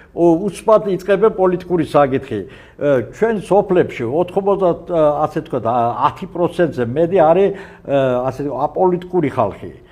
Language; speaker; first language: Georgian; non-native, local second language; Azerbaijani